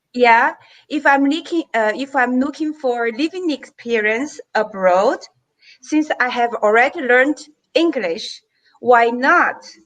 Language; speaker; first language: English; non-native, fluent; Chinese